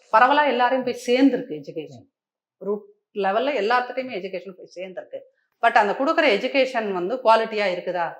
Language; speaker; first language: Tamil; native; Tamil